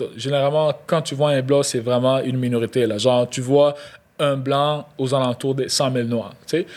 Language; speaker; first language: French; non-native, local second language; Lingala